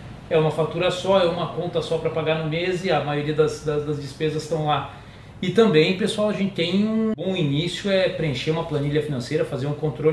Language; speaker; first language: Portuguese; native; Portuguese